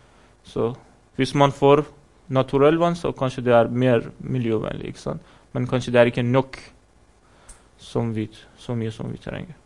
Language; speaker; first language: Norwegian; non-native, fluent; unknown